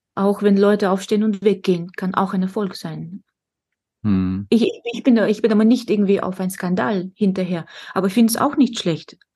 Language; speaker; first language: German; non-native, fluent; Russian